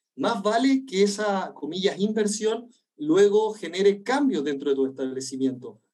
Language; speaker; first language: Spanish; native; Spanish